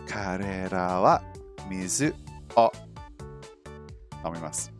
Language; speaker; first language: Japanese; non-native, learner; English